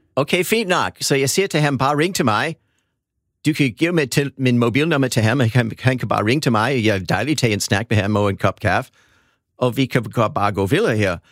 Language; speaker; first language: Danish; non-native, fluent; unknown